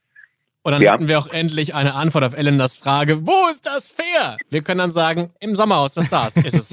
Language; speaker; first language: German; native; German